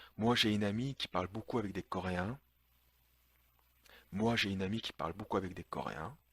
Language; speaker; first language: French; non-native, fluent; Korean